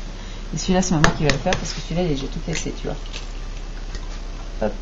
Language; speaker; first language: French; native; French